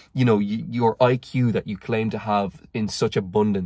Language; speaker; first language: English; native; English